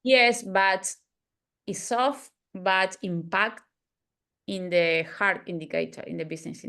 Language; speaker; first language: English; non-native, learner; Spanish